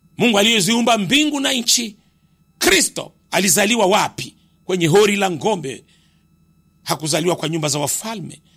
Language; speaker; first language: Swahili; native; Swahili